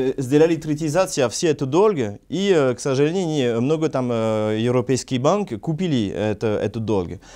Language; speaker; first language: Russian; non-native, learner; French